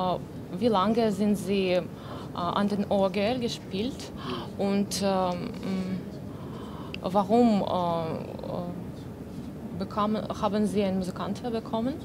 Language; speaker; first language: German; non-native, learner; Russian